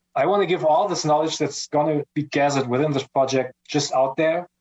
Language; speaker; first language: English; non-native, fluent; German